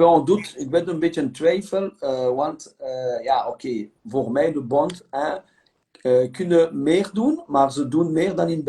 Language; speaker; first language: Dutch; non-native, local second language; French